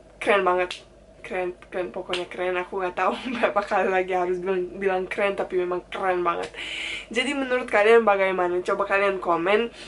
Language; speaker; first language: Indonesian; non-native, fluent; Turkish